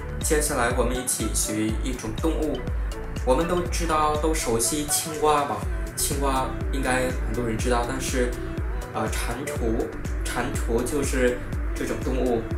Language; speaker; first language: Chinese; non-native, fluent; Vietnamese